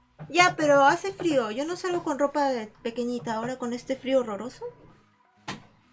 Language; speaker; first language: Spanish; native; Spanish